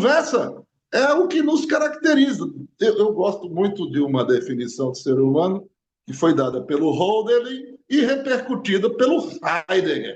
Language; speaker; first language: Portuguese; native; Portuguese